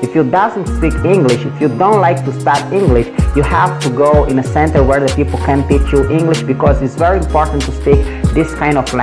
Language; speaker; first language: English; non-native, fluent; Portuguese